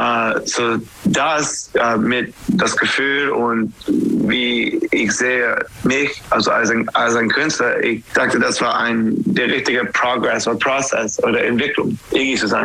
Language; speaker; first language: German; non-native, fluent; English